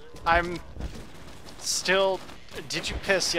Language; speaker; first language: English; native; English